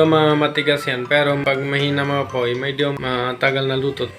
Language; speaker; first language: Filipino; non-native, learner; Punjabi